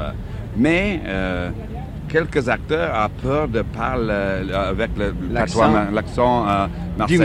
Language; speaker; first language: French; non-native, learner; English